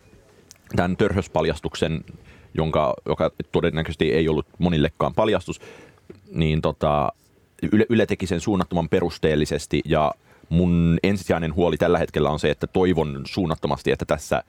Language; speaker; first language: Finnish; native; Finnish